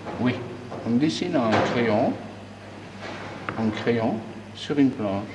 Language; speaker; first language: French; non-native, fluent; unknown